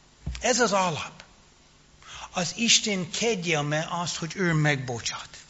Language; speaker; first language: Hungarian; non-native, fluent; English